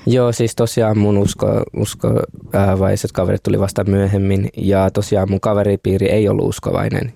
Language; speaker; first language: Finnish; early bilingual, other home language; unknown